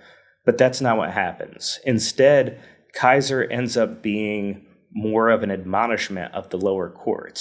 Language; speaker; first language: English; native; English